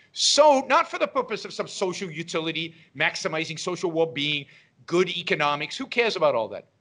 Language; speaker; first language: English; non-native, fluent; Hebrew